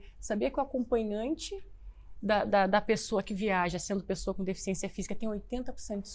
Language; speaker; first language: Portuguese; native; Portuguese